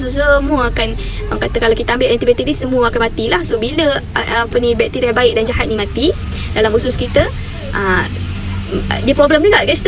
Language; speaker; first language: Malay; native; Malay